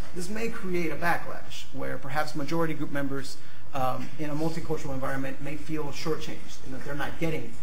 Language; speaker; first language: English; native; English